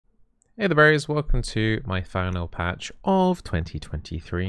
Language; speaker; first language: English; native; English